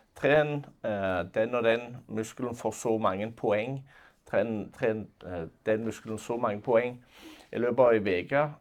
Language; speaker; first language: Norwegian; native; Norwegian